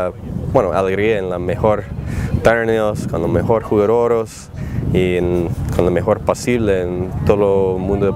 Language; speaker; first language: Spanish; non-native, learner; English